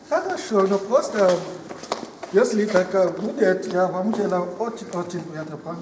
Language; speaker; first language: Russian; non-native, learner; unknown